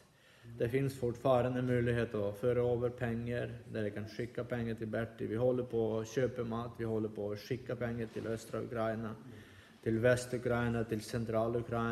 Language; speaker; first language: Swedish; non-native, fluent; Ukrainian